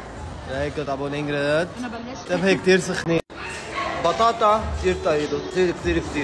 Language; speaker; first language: Arabic; native; Arabic